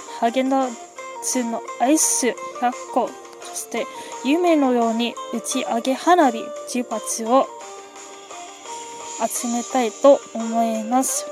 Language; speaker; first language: Japanese; non-native, learner; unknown